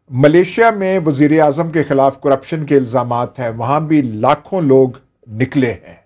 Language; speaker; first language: Urdu; native; Urdu